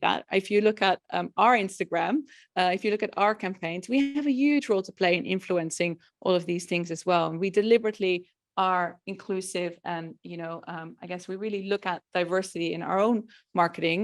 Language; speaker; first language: English; non-native, fluent; Dutch